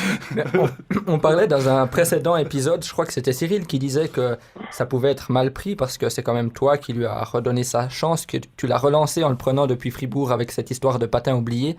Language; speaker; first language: French; native; French